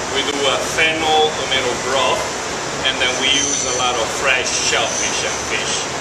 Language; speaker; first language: English; non-native, fluent; Italian